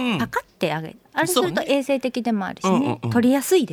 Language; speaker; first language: Japanese; native; Japanese